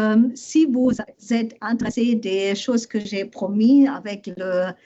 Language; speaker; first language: French; non-native, learner; German